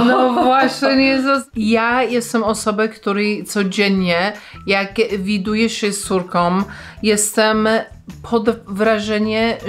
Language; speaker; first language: Polish; non-native, fluent; English